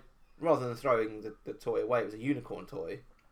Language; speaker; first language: English; native; English